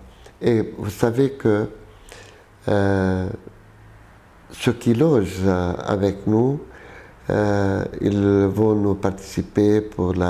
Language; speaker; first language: French; non-native, local second language; Arabic